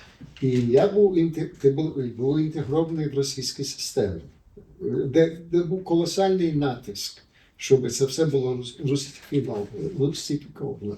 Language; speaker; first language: Ukrainian; early bilingual, heritage; Ukrainian